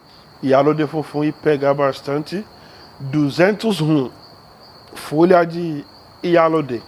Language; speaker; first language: Portuguese; non-native, learner; Yoruba